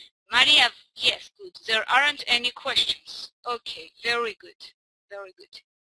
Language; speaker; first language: English; non-native, fluent; Armenian